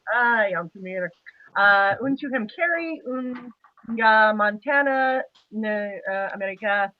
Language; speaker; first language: Albanian; non-native, learner; English